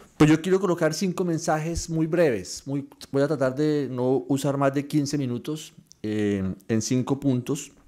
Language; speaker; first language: Spanish; native; Spanish